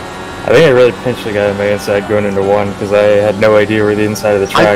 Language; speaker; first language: English; native; English